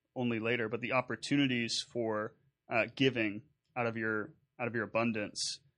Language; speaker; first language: English; native; English